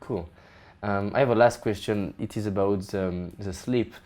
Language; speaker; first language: English; non-native, fluent; French